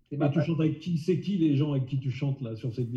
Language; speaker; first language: French; native; French